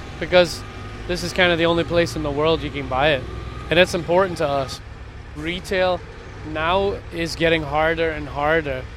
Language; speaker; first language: English; native; English